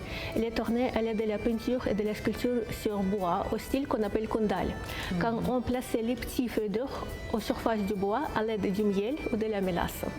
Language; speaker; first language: French; non-native, fluent; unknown